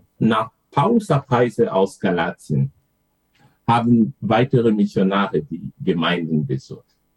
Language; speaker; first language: German; non-native, fluent; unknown